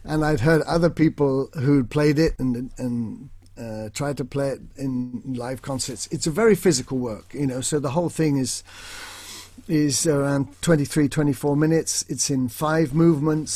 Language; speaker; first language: English; native; English